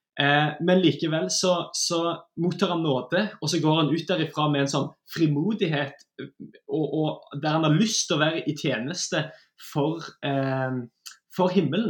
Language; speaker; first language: Norwegian; native; Norwegian